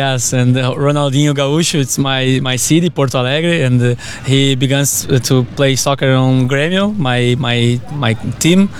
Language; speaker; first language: English; non-native, fluent; Portuguese